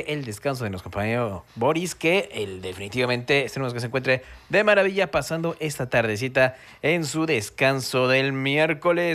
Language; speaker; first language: Spanish; native; Spanish